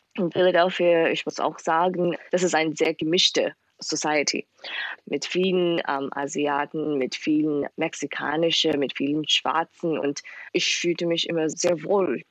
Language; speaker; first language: German; non-native, fluent; English